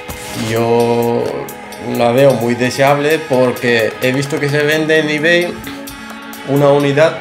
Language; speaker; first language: Spanish; non-native, fluent; Bulgarian